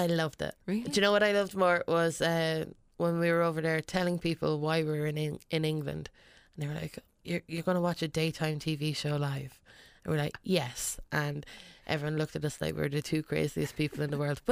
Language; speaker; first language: English; native; English